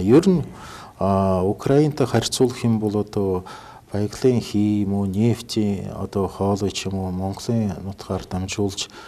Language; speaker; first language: Mongolian; non-native, fluent; Russian